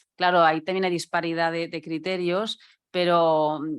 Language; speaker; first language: Spanish; non-native, local second language; Catalan